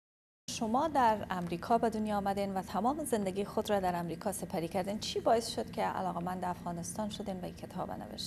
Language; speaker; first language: Persian; native; Persian